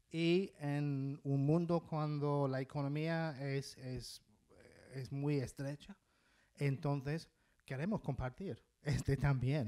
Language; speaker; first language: Spanish; non-native, fluent; English